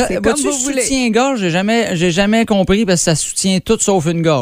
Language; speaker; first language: French; native; French